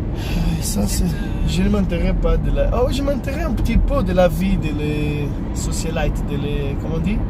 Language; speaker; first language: French; non-native, fluent; Portuguese